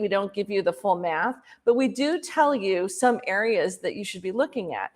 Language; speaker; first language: English; native; English